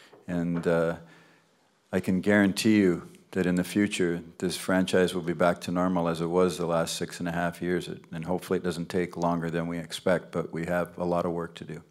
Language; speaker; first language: English; native; English